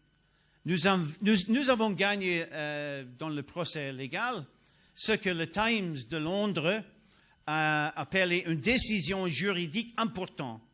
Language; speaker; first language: French; non-native, learner; English